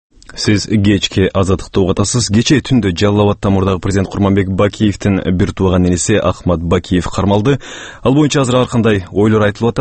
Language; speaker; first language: Kyrgyz; native; Kyrgyz